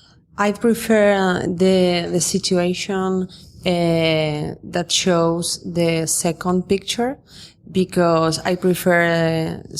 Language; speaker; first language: English; non-native, fluent; Spanish